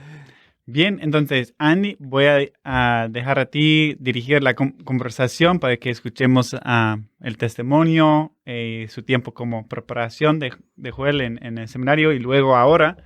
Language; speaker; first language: Spanish; non-native, fluent; English